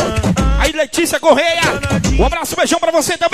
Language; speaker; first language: Portuguese; native; Portuguese